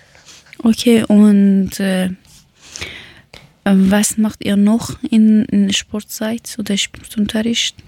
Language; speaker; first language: German; non-native, fluent; Persian